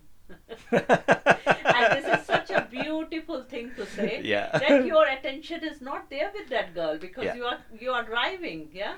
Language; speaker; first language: English; non-native, local second language; Hindi